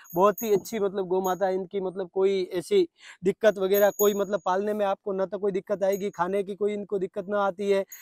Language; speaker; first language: Hindi; native; Hindi